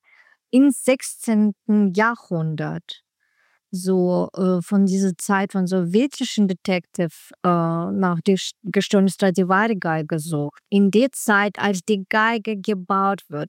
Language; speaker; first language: German; non-native, learner; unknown